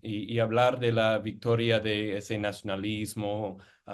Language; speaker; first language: Spanish; non-native, fluent; English